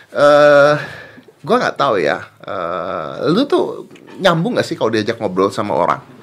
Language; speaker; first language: Indonesian; native; Indonesian